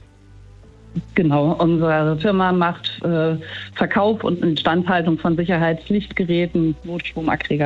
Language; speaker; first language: German; native; German